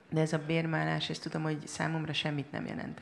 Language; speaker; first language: Hungarian; native; Hungarian